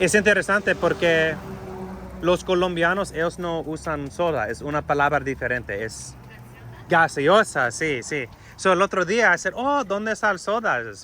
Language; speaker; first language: Spanish; non-native, learner; English